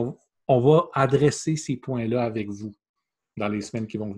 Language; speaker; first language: French; native; French